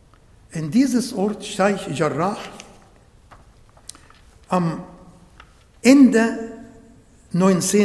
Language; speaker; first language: German; non-native, fluent; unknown